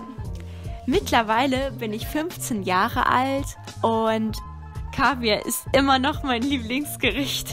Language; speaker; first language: German; early bilingual, other home language; Russian